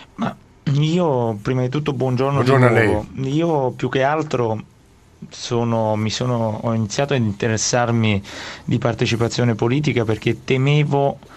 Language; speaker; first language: Italian; native; Italian